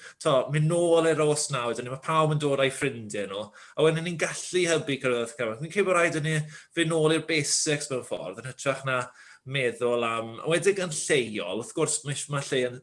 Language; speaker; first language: Welsh; native; Welsh